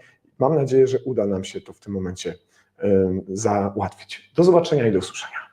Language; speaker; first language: Polish; native; Polish